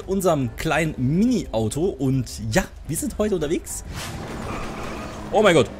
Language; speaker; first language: German; native; German